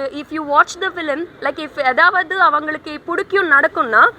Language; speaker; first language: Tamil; non-native, learner; Telugu